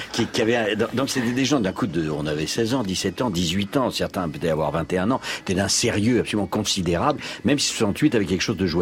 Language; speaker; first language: French; native; French